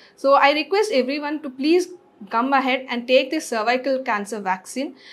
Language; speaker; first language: English; non-native, local second language; Telugu